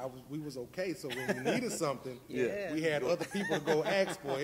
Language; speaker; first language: English; native; English